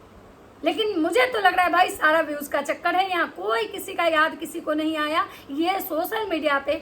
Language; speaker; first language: Hindi; native; Hindi